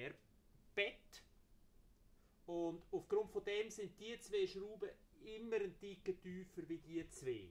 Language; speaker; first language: German; native; German